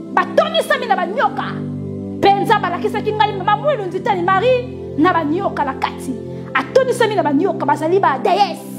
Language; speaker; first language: Lingala; non-native, local second language; Kongo